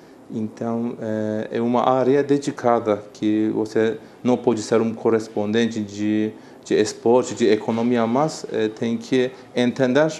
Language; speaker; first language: Portuguese; non-native, fluent; Turkish